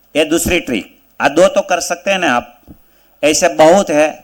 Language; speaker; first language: Hindi; non-native, local second language; Gujarati